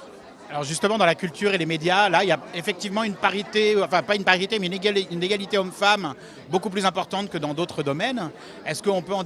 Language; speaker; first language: French; native; French